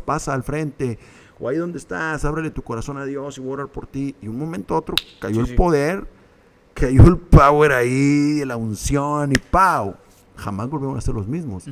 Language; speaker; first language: Spanish; native; Spanish